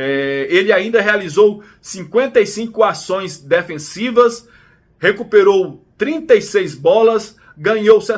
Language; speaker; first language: Portuguese; native; Portuguese